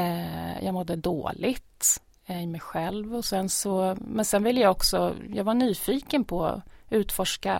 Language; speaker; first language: Swedish; native; Swedish